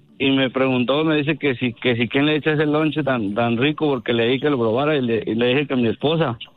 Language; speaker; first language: Spanish; native; Spanish